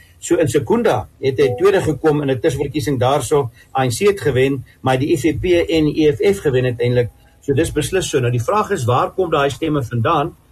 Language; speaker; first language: Afrikaans; native; Afrikaans